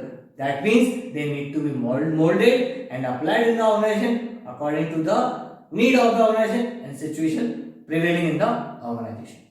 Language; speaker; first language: English; non-native, local second language; Hindi